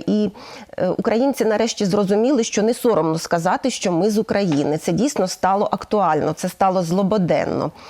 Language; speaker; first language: Ukrainian; native; Ukrainian